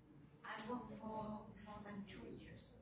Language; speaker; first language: English; non-native, learner; Vietnamese